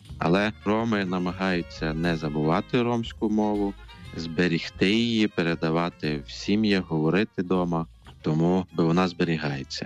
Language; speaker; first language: Ukrainian; non-native, local second language; Romany